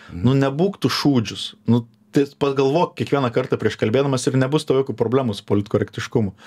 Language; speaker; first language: Lithuanian; native; Lithuanian